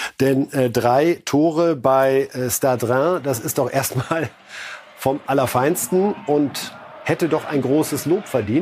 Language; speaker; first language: German; native; German